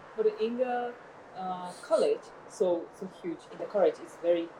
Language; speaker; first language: English; non-native, learner; Japanese